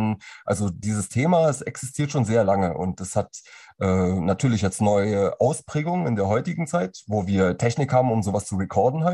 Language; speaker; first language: German; native; German